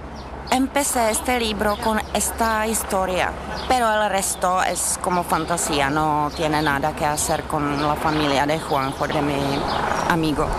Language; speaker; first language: Spanish; non-native, learner; Czech